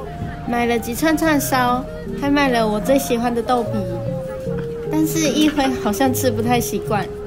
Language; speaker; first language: Chinese; native; Chinese